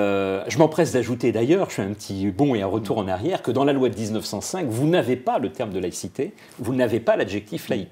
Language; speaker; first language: French; native; French